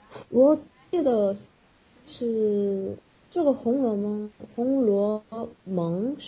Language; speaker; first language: Chinese; non-native, fluent; Korean